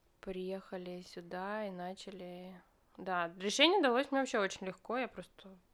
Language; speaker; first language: Russian; native; Russian